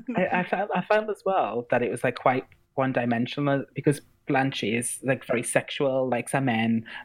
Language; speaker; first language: English; native; English